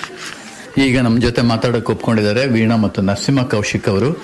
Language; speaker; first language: Kannada; native; Kannada